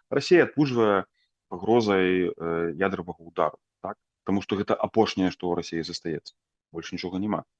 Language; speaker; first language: Belarusian; native; Belarusian